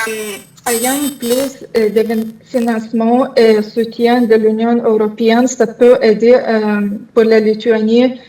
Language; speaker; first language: French; non-native, fluent; Lithuanian